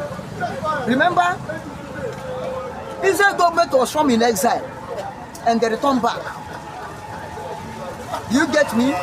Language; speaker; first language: English; non-native, local second language; Igbo